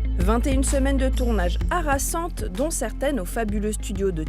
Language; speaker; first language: French; native; French